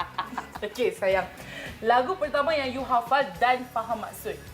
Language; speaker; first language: Malay; native; Malay